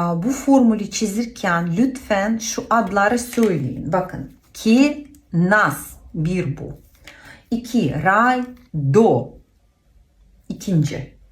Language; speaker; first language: Turkish; non-native, fluent; Russian